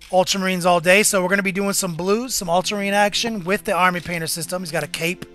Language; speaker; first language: English; native; English